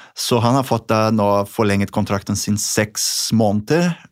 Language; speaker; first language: Norwegian; non-native, fluent; Portuguese